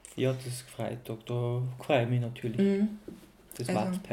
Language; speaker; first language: German; native; German